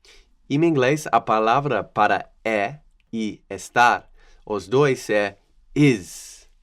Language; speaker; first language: Portuguese; non-native, fluent; English